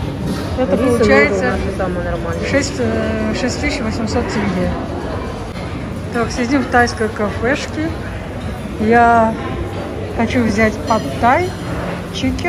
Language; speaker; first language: Russian; native; Russian